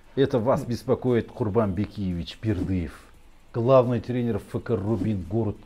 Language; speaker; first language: Russian; non-native, local second language; Kazakh